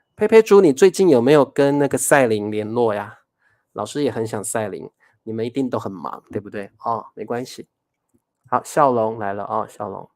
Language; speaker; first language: Chinese; native; Chinese